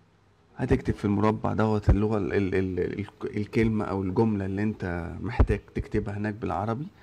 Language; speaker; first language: Arabic; native; Arabic